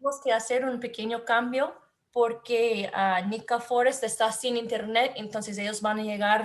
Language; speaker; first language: Spanish; non-native, learner; English